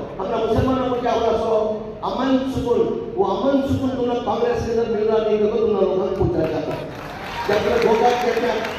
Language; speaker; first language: Hindi; native; Hindi